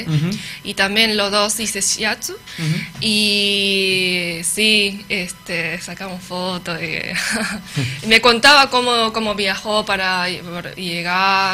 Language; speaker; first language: Spanish; non-native, learner; Japanese